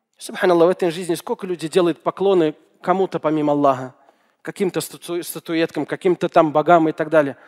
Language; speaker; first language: Russian; native; Russian